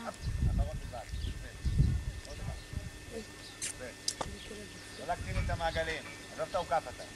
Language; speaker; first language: Hebrew; native; Hebrew